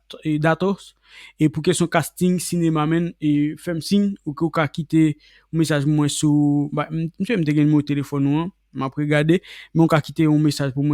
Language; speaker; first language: Haitian Creole; native; Haitian Creole